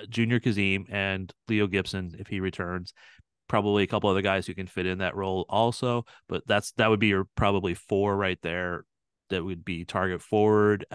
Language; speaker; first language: English; native; English